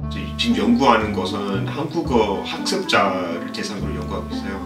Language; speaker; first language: Korean; non-native, fluent; English